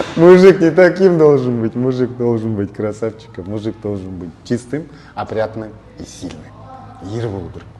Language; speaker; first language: Russian; non-native, local second language; Kazakh